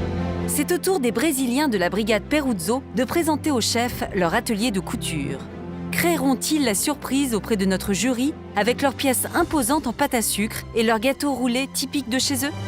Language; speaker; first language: French; native; French